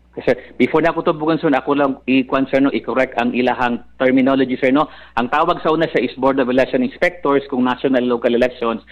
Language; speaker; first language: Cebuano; non-native, local second language; Maranao